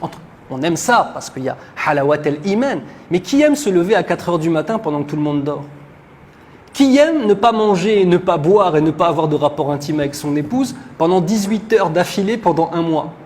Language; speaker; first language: French; native; French